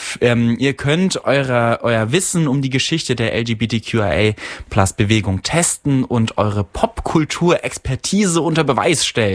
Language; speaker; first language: German; native; German